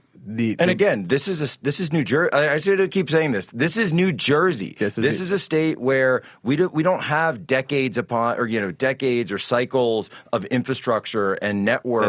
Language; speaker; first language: English; native; English